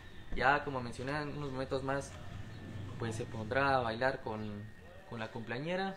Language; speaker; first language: Spanish; native; Spanish